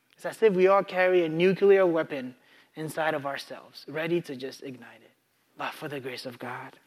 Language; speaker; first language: English; non-native, local second language; Akan